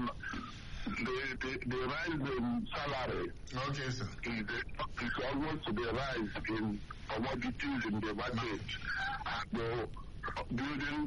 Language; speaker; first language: English; non-native, local second language; Igbo